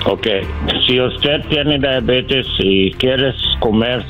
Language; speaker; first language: Spanish; non-native, learner; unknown